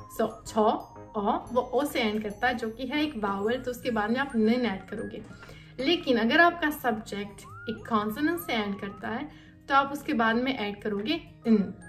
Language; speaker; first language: Hindi; native; Hindi